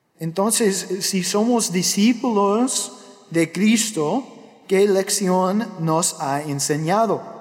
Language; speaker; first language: Spanish; non-native, fluent; English